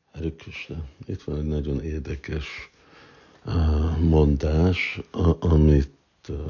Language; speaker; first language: Hungarian; non-native, fluent; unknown